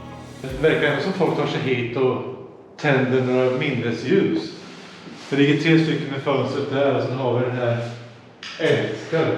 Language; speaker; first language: Swedish; native; Swedish